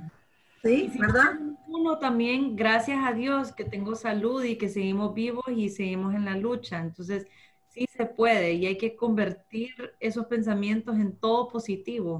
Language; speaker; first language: Spanish; early bilingual, heritage; Spanish